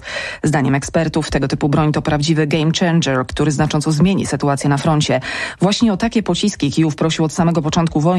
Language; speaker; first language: Polish; native; Polish